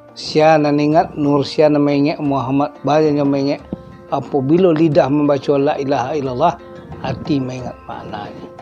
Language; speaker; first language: Malay; non-native, local second language; Minangkabau